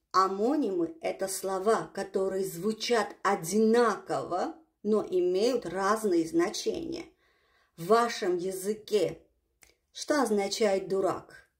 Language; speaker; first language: Russian; non-native, local second language; Armenian